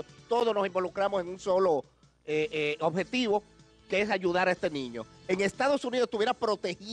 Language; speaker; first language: Spanish; native; Spanish